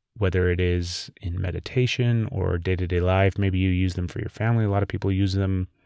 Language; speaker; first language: English; native; English